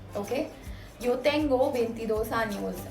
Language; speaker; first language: Spanish; non-native, fluent; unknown